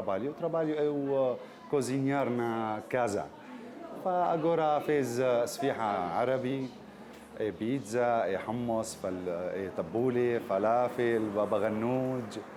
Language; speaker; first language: Portuguese; non-native, learner; Arabic